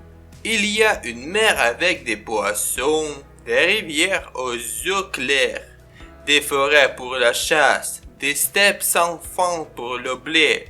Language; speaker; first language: French; non-native, fluent; Ukrainian